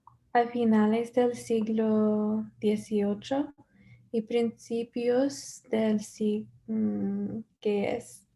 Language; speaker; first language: Spanish; non-native, learner; English